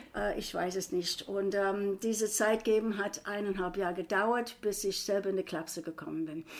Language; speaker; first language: German; non-native, fluent; English